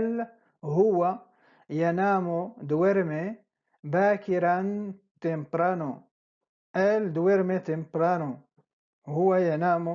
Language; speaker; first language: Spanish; non-native, fluent; Arabic